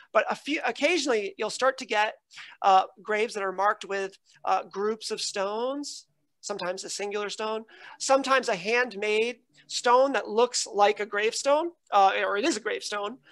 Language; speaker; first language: English; native; English